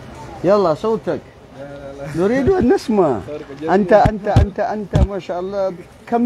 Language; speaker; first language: Arabic; non-native, fluent; Maranao